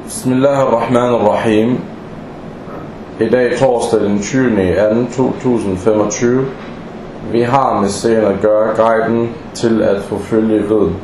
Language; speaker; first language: Danish; early bilingual, other home language; Arabic